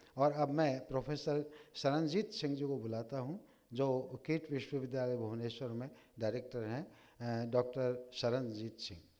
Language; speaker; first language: Hindi; native; Hindi